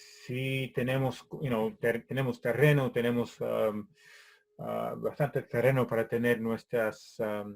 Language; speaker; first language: Spanish; non-native, fluent; English